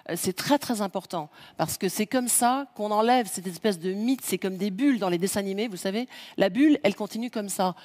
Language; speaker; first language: French; native; French